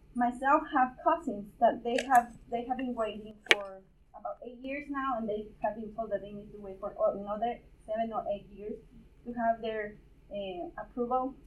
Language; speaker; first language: English; non-native, fluent; Spanish